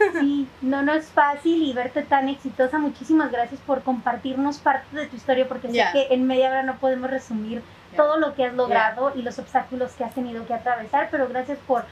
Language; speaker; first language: Spanish; native; Spanish